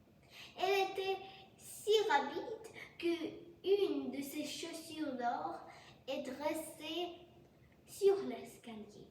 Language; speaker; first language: French; non-native, learner; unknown